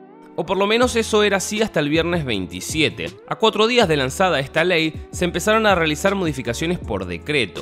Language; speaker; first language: Spanish; native; Spanish